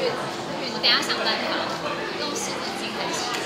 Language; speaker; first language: Chinese; native; Chinese